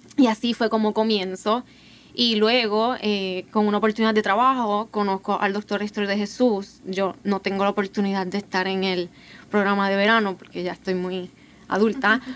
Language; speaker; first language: Spanish; native; Spanish